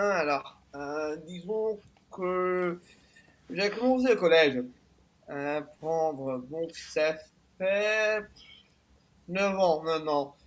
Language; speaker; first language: French; non-native, fluent; Italian